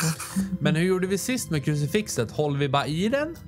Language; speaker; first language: Swedish; native; Swedish